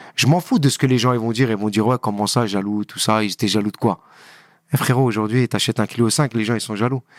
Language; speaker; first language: French; native; French